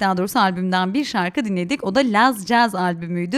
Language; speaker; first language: Turkish; native; Turkish